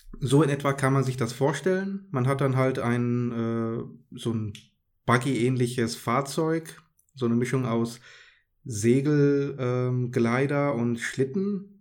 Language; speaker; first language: German; native; German